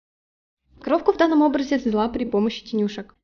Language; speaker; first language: Russian; native; Russian